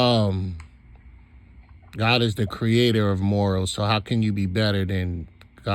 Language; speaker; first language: English; native; English